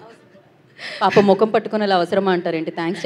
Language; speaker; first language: Telugu; native; Telugu